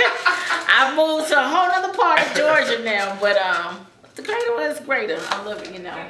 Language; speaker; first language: English; native; English